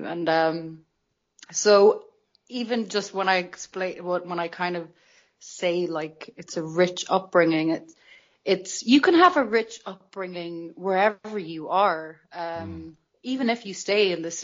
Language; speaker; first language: English; native; English